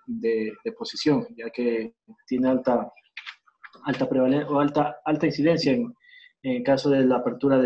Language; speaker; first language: Spanish; native; Spanish